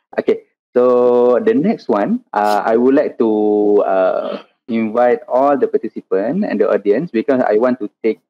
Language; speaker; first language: English; non-native, local second language; Malay